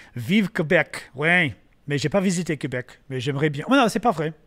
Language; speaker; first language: French; non-native, fluent; English